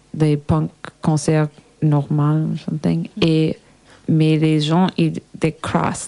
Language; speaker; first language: French; non-native, learner; English